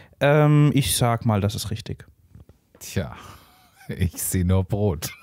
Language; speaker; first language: German; native; German